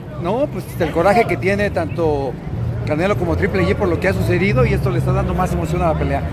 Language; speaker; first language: Spanish; native; Spanish